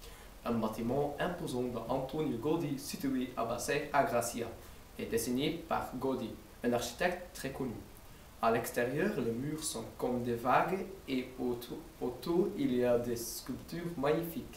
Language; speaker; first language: French; non-native, learner; Dutch